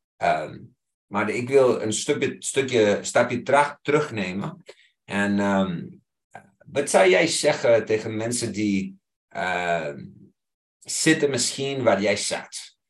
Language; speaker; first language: Dutch; non-native, fluent; English